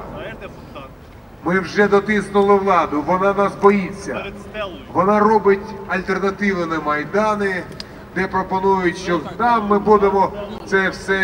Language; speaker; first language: Ukrainian; non-native, local second language; Russian